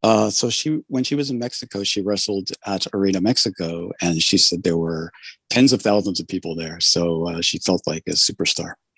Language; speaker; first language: English; native; English